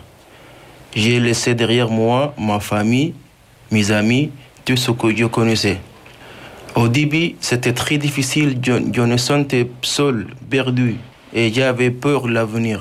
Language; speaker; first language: French; non-native, learner; Arabic